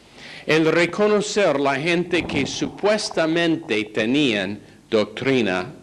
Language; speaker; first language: Spanish; non-native, fluent; English